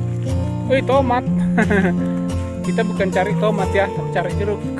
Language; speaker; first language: Indonesian; non-native, local second language; Batak Toba